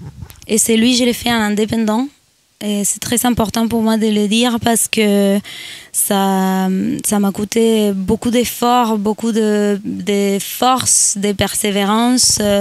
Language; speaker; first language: French; non-native, fluent; Spanish